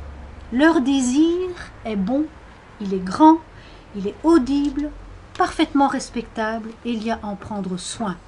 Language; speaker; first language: French; native; French